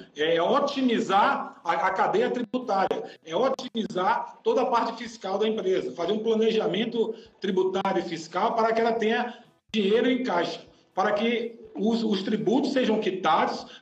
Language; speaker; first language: Portuguese; native; Portuguese